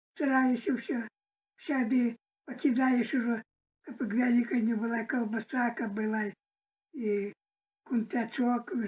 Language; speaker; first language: Russian; non-native, local second language; Belarusian